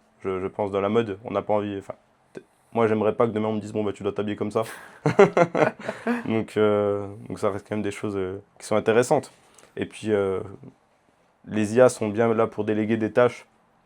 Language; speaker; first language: French; native; French